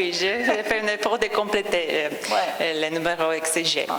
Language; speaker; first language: French; non-native, fluent; Romanian